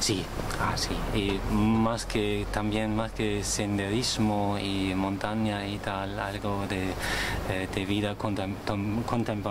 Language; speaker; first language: Spanish; non-native, learner; German